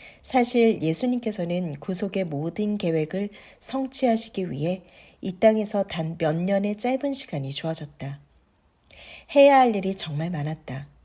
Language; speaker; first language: Korean; native; Korean